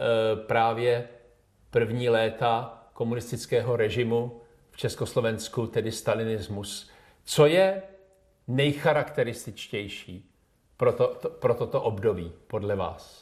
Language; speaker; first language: Czech; native; Czech